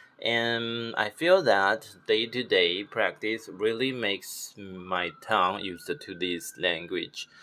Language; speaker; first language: English; non-native, fluent; Chinese